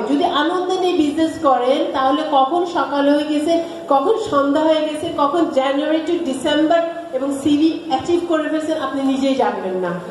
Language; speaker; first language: Bangla; early bilingual, heritage; Bangla